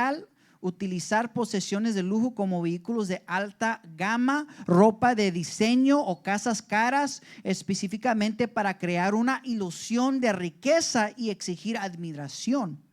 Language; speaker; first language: Spanish; early bilingual, heritage; English